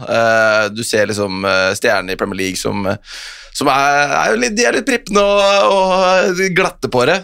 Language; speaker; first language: Norwegian; native; Norwegian